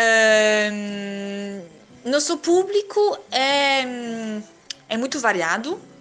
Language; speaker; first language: Portuguese; non-native, fluent; French